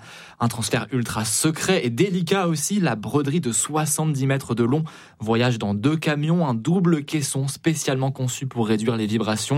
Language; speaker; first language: French; native; French